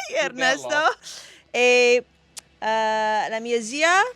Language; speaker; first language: Italian; non-native, learner; English